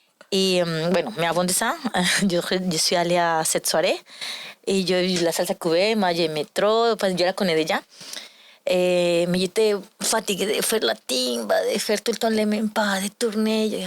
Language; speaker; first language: French; non-native, learner; Spanish